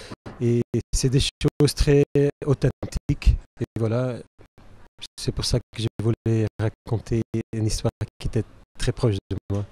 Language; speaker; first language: French; non-native, local second language; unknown